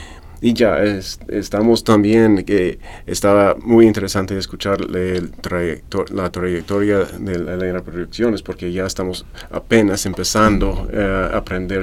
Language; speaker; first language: Spanish; non-native, fluent; English